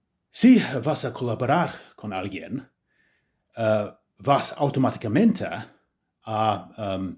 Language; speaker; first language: Spanish; non-native, fluent; English